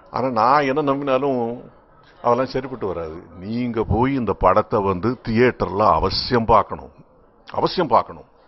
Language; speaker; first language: Tamil; native; Tamil